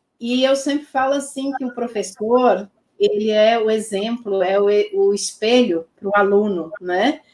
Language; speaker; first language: Portuguese; non-native, local second language; Low German